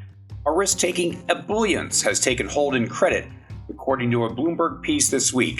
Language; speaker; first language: English; native; English